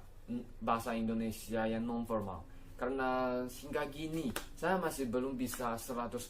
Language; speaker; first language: Indonesian; non-native, fluent; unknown